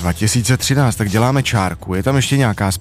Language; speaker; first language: Czech; native; Czech